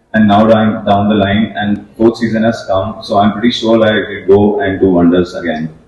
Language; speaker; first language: English; non-native, local second language; Punjabi